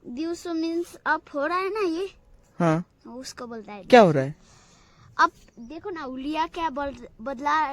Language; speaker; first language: Hindi; non-native, local second language; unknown